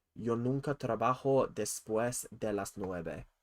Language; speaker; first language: Spanish; non-native, learner; English